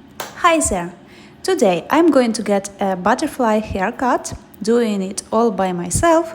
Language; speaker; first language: English; non-native, fluent; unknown